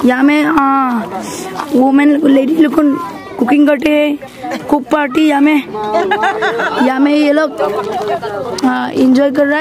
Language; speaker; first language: Hindi; non-native, local second language; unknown